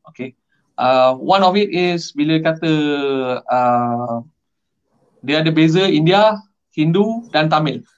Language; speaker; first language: Malay; non-native, local second language; Tamil